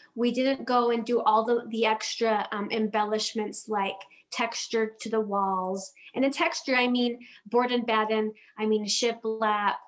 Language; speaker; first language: English; non-native, fluent; Danish